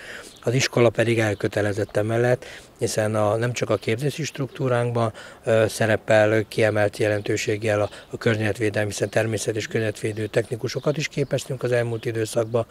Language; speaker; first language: Hungarian; native; Hungarian